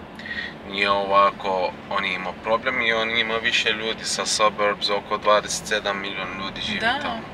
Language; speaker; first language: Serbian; non-native, learner; Turkish